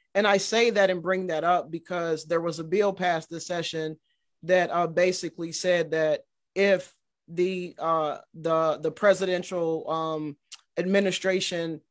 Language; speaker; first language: English; native; English